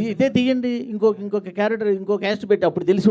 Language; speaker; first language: Telugu; native; Telugu